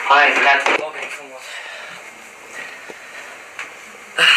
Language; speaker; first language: Lithuanian; native; Lithuanian